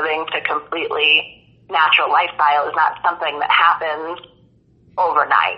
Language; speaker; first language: English; native; English